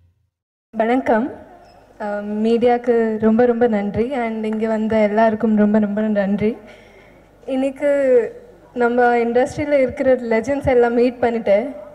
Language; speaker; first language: Tamil; non-native, learner; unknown